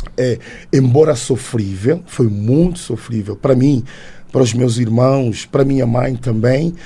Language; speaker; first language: Portuguese; native; Portuguese